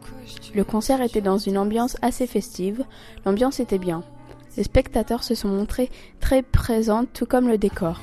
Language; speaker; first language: French; native; French